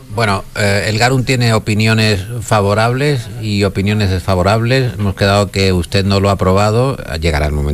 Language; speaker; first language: Spanish; native; Spanish